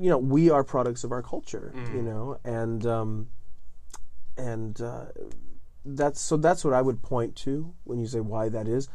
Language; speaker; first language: English; non-native, fluent; Italian